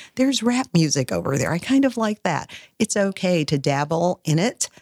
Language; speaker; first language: English; native; English